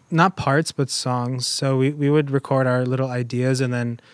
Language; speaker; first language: English; early bilingual, other home language; German